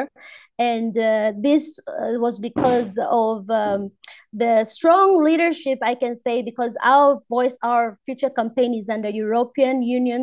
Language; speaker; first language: English; non-native, local second language; Swahili